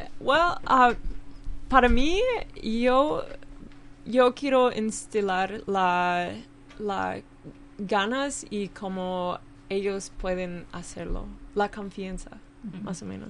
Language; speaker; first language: Spanish; non-native, learner; English